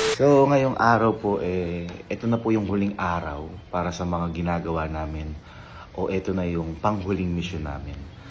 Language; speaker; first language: Filipino; native; Filipino